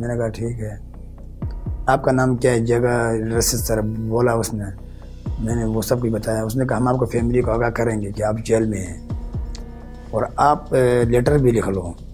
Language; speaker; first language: Urdu; non-native, local second language; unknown